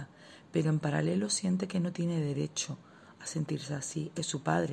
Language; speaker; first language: Spanish; native; Spanish